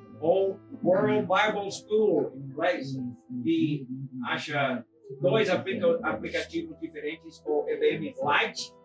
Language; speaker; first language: Portuguese; non-native, fluent; English